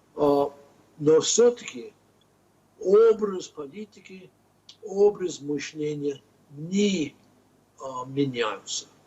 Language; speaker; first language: Russian; non-native, fluent; English